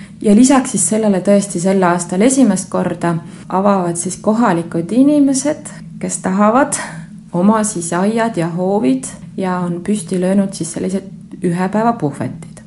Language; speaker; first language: Estonian; native; Estonian